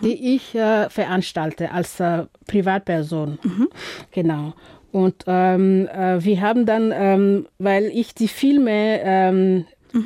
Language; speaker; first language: German; non-native, fluent; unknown